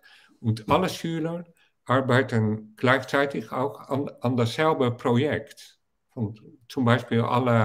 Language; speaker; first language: German; non-native, fluent; Dutch